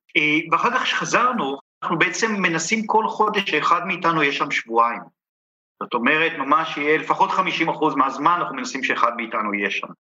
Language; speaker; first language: Hebrew; native; Hebrew